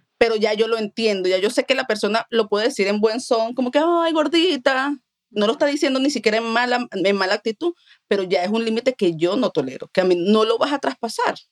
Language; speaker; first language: Spanish; native; Spanish